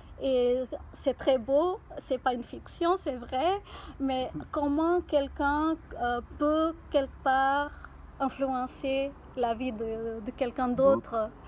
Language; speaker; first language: French; non-native, fluent; Portuguese